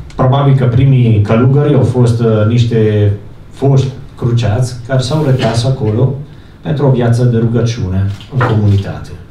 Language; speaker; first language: Romanian; non-native, fluent; Italian